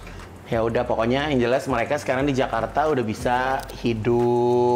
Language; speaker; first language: Indonesian; native; Indonesian